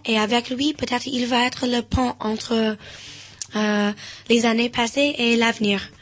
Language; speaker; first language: French; non-native, fluent; English